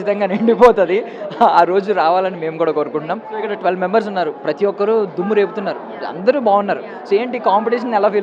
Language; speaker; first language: Telugu; native; Telugu